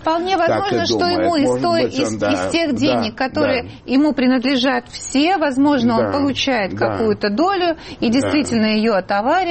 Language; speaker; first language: Russian; native; Russian